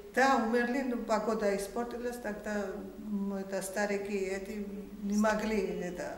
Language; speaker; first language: Russian; non-native, local second language; Georgian